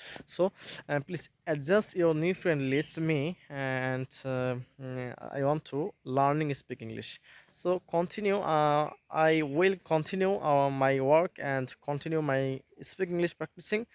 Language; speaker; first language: English; non-native, learner; Bangla